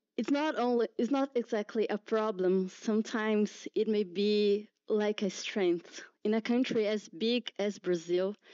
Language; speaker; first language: English; non-native, fluent; Portuguese